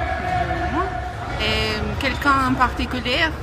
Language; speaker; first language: French; non-native, fluent; Spanish